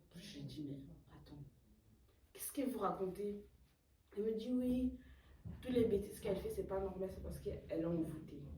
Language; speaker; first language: French; early bilingual, other home language; Lingala